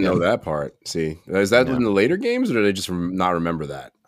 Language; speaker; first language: English; native; English